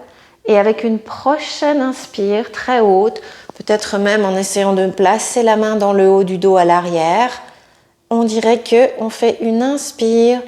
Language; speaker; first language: French; native; French